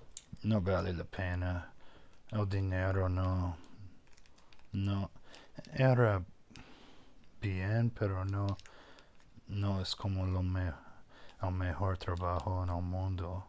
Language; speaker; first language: Spanish; non-native, fluent; English